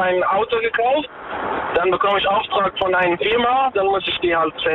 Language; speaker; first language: German; early bilingual, other home language; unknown